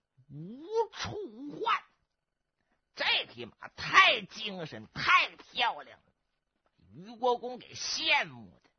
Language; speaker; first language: Chinese; native; Chinese